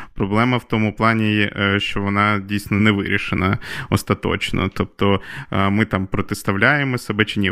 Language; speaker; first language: Ukrainian; native; Ukrainian